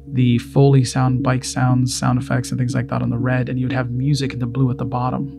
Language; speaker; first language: English; native; English